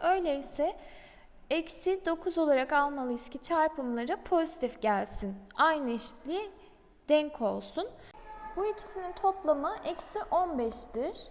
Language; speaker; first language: Turkish; native; Turkish